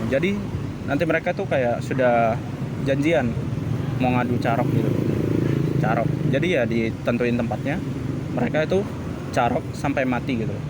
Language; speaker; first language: Indonesian; non-native, local second language; Madurese